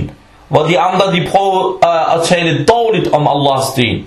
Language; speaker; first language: Danish; non-native, fluent; Arabic